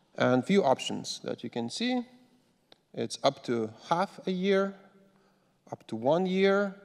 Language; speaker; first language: English; non-native, fluent; Lithuanian